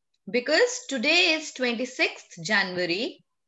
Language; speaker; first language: English; non-native, local second language; Hindi